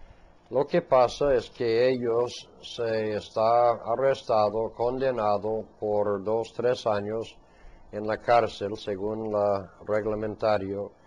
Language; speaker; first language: Spanish; non-native, fluent; English